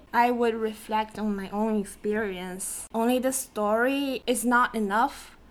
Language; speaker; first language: English; non-native, fluent; Chinese